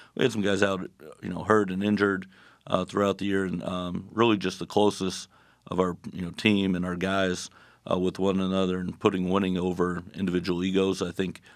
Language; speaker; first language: English; native; English